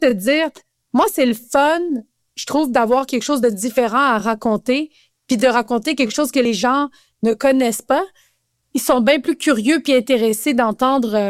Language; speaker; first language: French; native; French